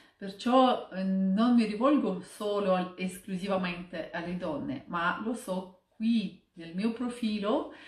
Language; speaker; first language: Italian; non-native, fluent; Russian